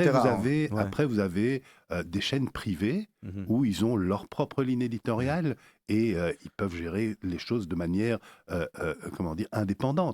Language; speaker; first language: French; native; French